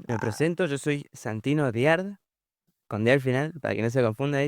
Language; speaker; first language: Spanish; native; Spanish